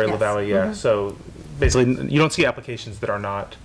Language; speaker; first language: English; native; English